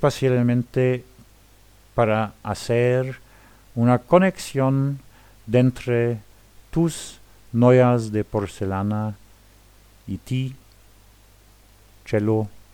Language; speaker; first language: Spanish; non-native, fluent; Luxembourgish